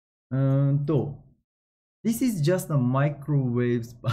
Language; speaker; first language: English; non-native, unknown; Japanese